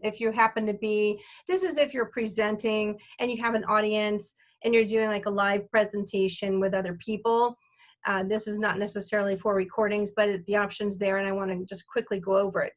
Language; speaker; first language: English; native; English